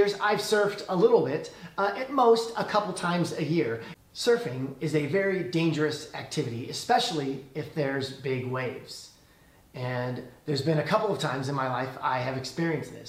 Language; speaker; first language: English; native; English